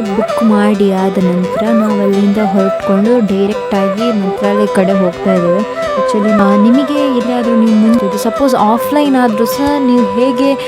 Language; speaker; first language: Kannada; native; Kannada